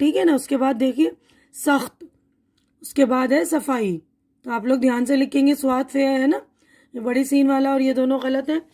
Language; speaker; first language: Urdu; native; Urdu